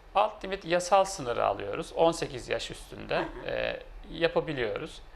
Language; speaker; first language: Turkish; native; Turkish